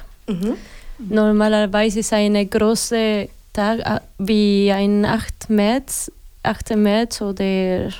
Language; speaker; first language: German; non-native, learner; Spanish